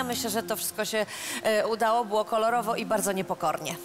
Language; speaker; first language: Polish; native; Polish